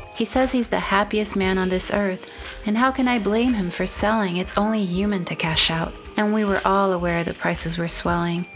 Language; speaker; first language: English; non-native, fluent; Portuguese